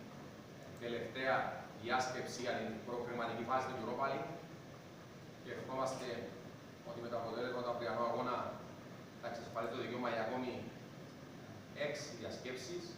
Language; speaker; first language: Greek; native; Greek